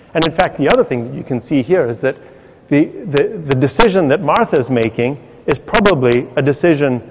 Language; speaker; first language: English; native; English